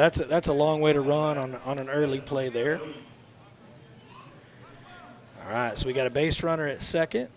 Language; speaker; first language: English; native; English